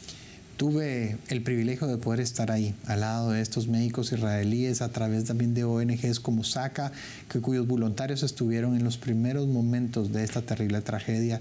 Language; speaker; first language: Spanish; native; Spanish